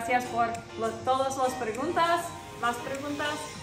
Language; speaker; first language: Spanish; non-native, learner; English